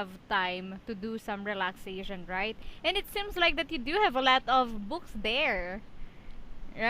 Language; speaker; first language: English; non-native, fluent; Filipino